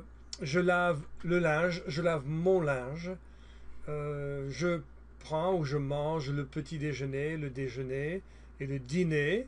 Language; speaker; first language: French; non-native, learner; English